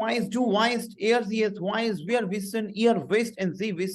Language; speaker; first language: German; non-native, fluent; Hindi